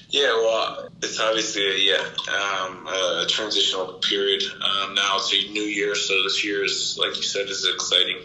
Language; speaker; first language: English; native; English